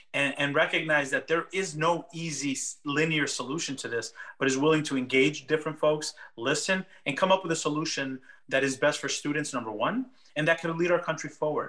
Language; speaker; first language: English; early bilingual, other home language; Spanish